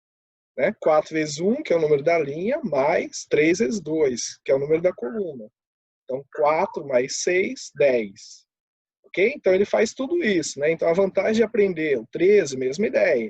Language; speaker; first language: Portuguese; native; Portuguese